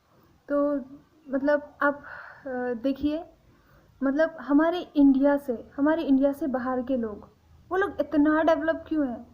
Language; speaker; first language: Hindi; non-native, local second language; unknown